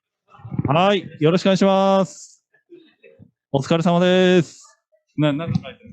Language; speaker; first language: Japanese; native; Japanese